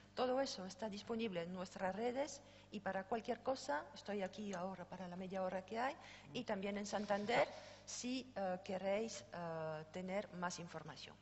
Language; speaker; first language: Spanish; non-native, fluent; French